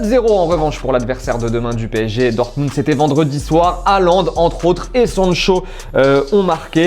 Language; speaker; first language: French; native; French